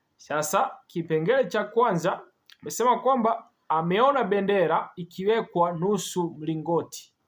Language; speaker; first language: Swahili; native; Swahili